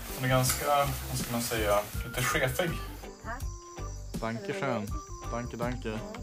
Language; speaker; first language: Swedish; native; Swedish